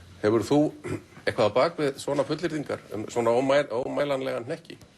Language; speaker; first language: Icelandic; native; Icelandic